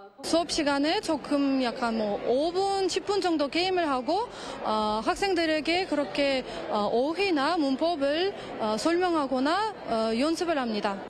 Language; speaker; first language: Korean; non-native, fluent; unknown